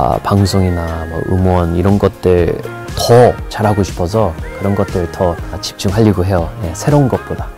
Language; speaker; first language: Korean; non-native, fluent; English